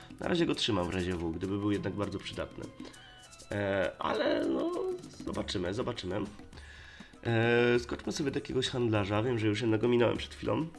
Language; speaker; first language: Polish; native; Polish